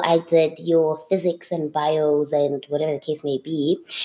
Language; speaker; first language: English; non-native, local second language; Zulu